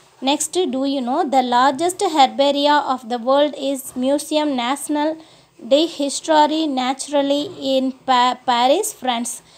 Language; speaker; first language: English; non-native, local second language; Tamil